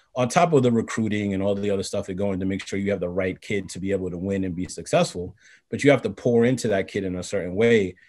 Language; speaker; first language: English; native; English